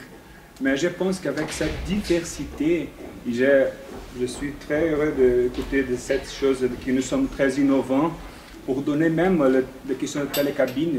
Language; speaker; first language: French; non-native, fluent; Portuguese